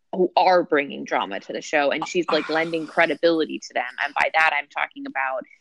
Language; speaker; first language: English; native; English